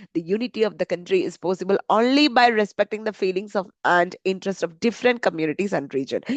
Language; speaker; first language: English; non-native, local second language; Malayalam